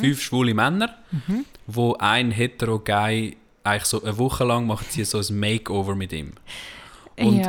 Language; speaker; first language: German; native; German